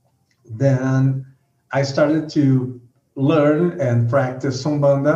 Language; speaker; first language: English; non-native, fluent; Portuguese